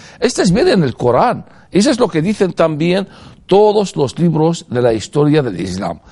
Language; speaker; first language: Spanish; non-native, fluent; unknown